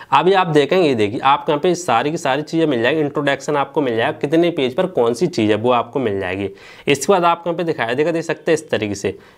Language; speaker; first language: Hindi; native; Hindi